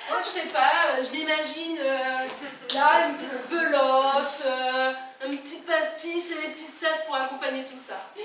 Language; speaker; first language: French; native; French